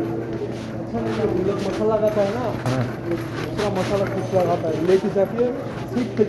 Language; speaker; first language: Hindi; non-native, local second language; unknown